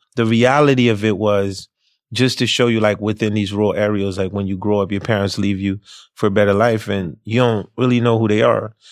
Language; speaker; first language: English; early bilingual, other home language; Haitian Creole